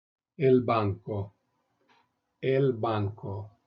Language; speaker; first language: Spanish; non-native, fluent; English